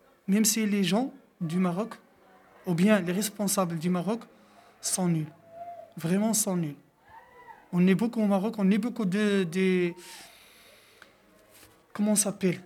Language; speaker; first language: French; non-native, local second language; Arabic